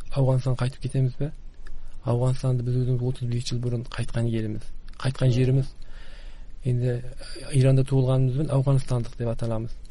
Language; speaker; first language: Kazakh; early bilingual, heritage; Kazakh